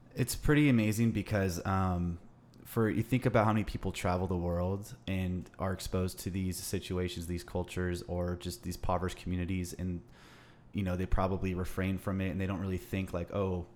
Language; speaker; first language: English; native; English